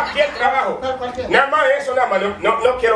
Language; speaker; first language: Spanish; non-native, learner; Haitian Creole